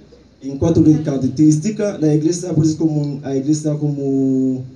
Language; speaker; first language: Spanish; non-native, learner; Haitian Creole